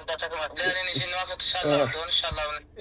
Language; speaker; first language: Arabic; native; Arabic